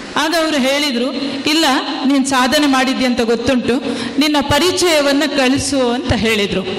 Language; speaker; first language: Kannada; non-native, local second language; Tulu